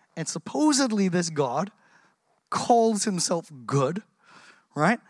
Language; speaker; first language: English; native; English